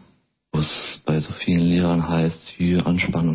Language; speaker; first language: German; native; German